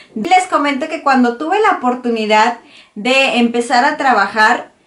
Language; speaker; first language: Spanish; native; Spanish